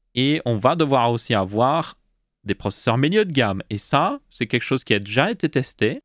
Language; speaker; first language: French; native; French